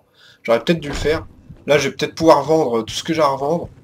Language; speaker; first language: French; native; French